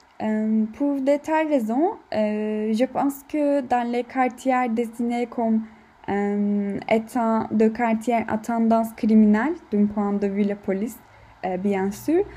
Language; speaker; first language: French; non-native, learner; Turkish